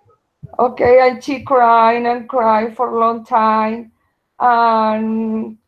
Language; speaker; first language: English; non-native, learner; Spanish